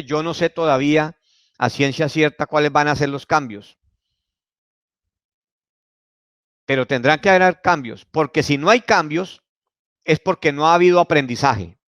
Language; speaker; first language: Spanish; native; Spanish